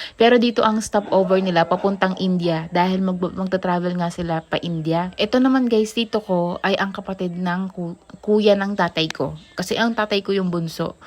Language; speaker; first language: Filipino; native; Filipino